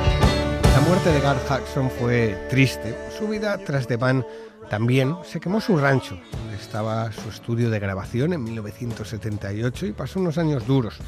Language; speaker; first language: Spanish; native; Spanish